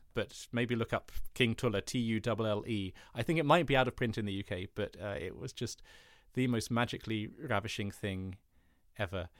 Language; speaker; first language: English; native; English